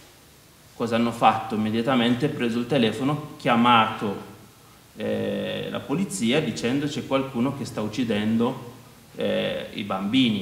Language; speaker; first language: Italian; non-native, fluent; Maltese